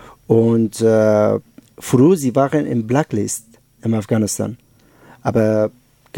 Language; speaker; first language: German; non-native, learner; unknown